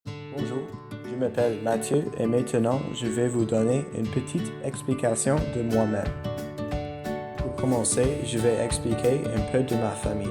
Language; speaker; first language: French; non-native, learner; English